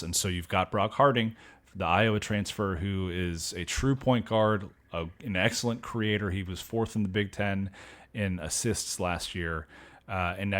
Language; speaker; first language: English; native; English